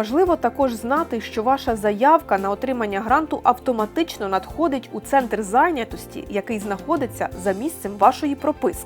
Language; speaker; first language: Ukrainian; native; Ukrainian